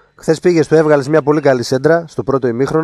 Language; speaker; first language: Greek; native; Greek